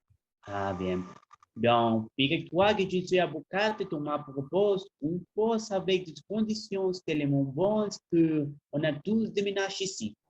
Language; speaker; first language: French; non-native, learner; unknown